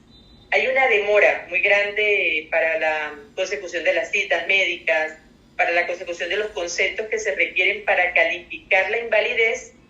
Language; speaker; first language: Spanish; native; Spanish